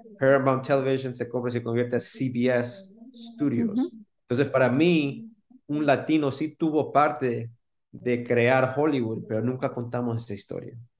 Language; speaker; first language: Spanish; early bilingual, heritage; Spanish